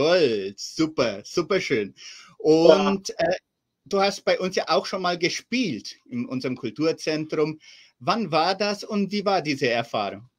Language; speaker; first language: German; early bilingual, heritage; German